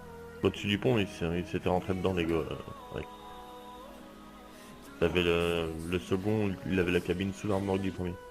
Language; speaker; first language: French; native; French